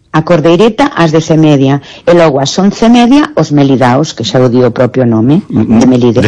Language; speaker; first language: Galician; native; Galician